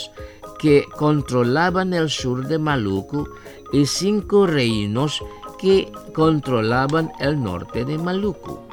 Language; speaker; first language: Spanish; non-native, fluent; Indonesian